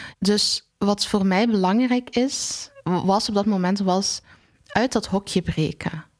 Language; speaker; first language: Dutch; early bilingual, other home language; Arabic